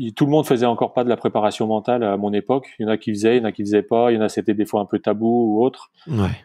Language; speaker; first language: French; native; French